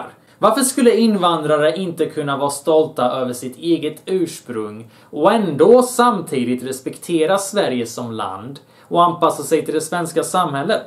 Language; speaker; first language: Swedish; early bilingual, other home language; Bosnian